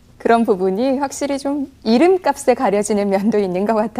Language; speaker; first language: Korean; native; Korean